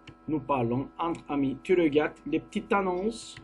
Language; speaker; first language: French; non-native, fluent; Turkish